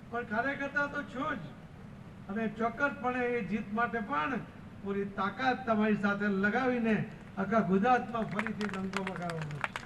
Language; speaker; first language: Gujarati; non-native, local second language; Marathi